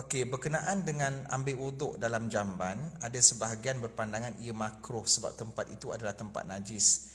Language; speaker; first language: Malay; native; Malay